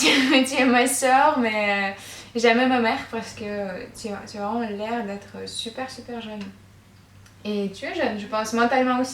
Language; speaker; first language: French; non-native, fluent; Russian